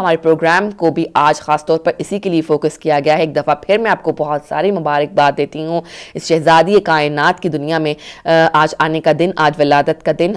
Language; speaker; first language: Urdu; native; Urdu